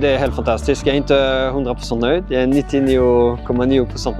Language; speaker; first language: Swedish; non-native, fluent; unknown